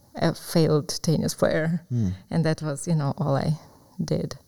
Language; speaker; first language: English; non-native, fluent; Ukrainian